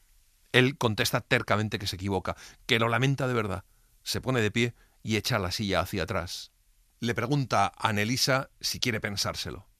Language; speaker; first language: Spanish; native; Spanish